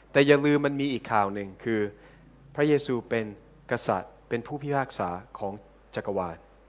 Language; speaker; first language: Thai; non-native, fluent; English